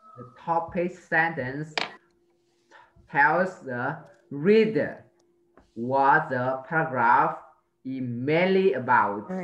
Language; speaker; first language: English; non-native, learner; Vietnamese